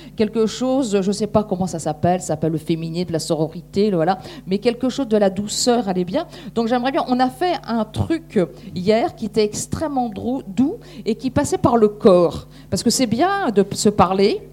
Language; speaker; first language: French; native; French